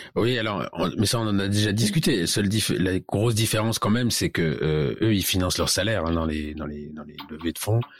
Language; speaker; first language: French; native; French